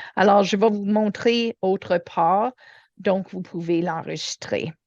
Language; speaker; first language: French; non-native, learner; English